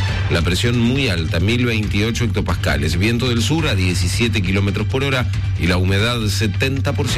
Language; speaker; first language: Spanish; native; Spanish